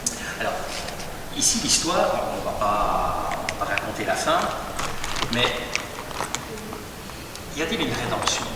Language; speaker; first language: French; native; French